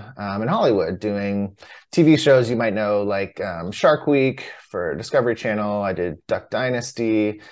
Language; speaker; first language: English; native; English